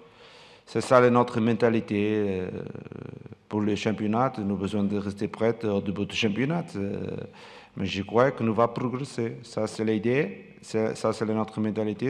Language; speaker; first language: French; non-native, fluent; Portuguese